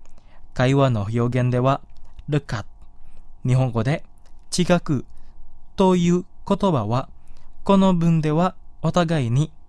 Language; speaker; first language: Japanese; non-native, fluent; Indonesian